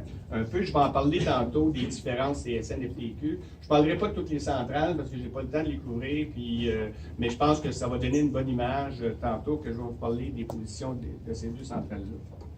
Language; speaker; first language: French; native; French